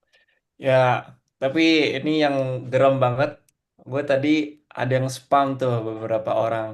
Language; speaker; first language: Indonesian; native; Indonesian